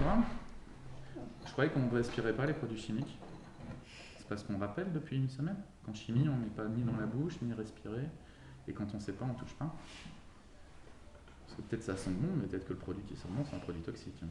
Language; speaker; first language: French; native; French